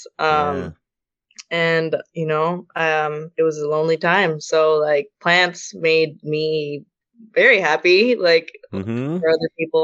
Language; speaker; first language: English; native; English